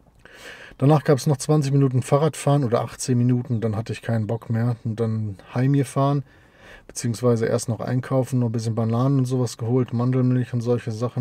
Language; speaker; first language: German; native; German